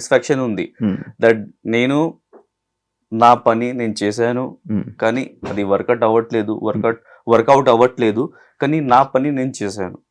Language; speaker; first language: Telugu; non-native, learner; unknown